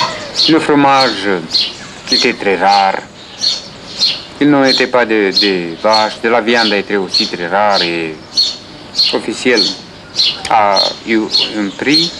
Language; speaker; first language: French; non-native, learner; Romanian